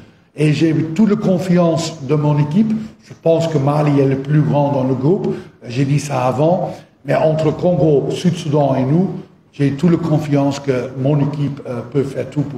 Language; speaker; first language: French; non-native, fluent; Dutch